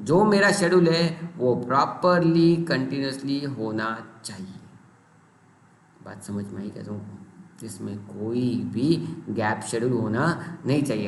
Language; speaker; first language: Hindi; non-native, local second language; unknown